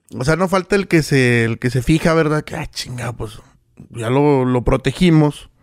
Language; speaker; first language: Spanish; native; Spanish